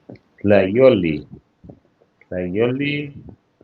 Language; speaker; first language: Spanish; non-native, fluent; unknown